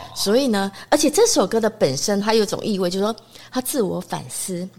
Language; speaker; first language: Chinese; non-native, local second language; Min Nan Chinese